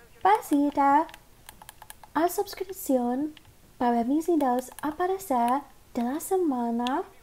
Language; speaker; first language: Spanish; non-native, learner; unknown